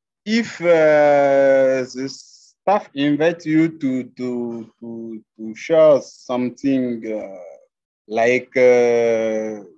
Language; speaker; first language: English; non-native, learner; French